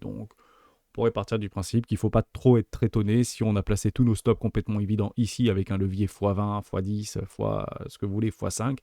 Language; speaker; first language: French; native; French